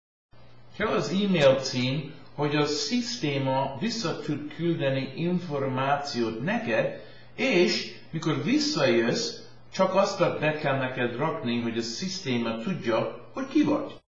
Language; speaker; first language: Hungarian; early bilingual, heritage; Hungarian